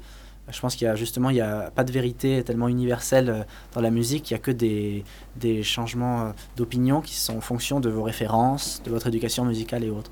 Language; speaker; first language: French; native; French